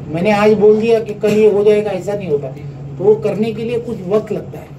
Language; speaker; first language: Hindi; non-native, local second language; Marathi